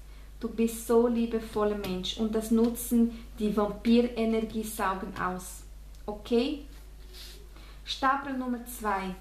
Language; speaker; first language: German; non-native, fluent; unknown